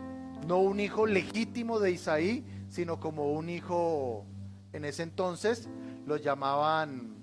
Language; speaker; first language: Spanish; native; Spanish